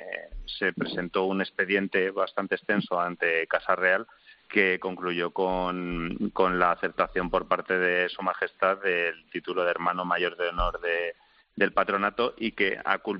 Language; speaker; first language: Spanish; native; Spanish